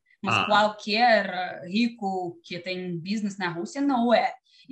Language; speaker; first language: Portuguese; non-native, learner; Russian